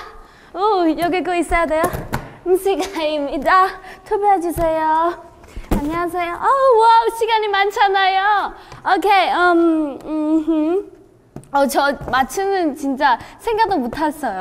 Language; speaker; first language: Korean; non-native, learner; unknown